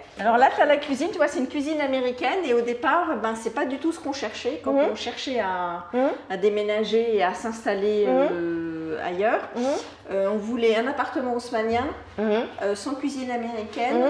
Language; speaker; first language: French; native; French